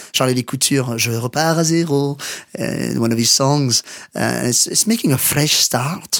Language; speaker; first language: English; non-native, fluent; French